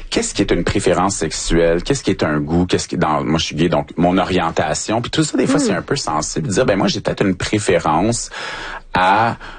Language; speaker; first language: French; native; French